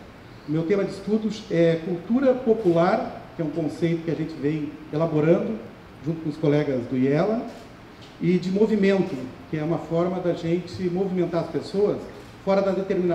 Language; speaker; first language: Portuguese; native; Portuguese